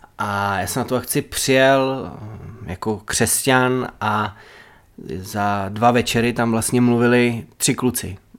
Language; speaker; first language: Czech; native; Czech